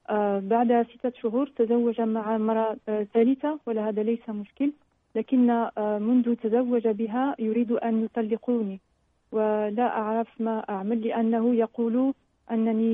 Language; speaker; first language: Arabic; early bilingual, heritage; Arabic